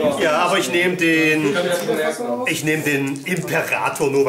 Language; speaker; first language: German; native; German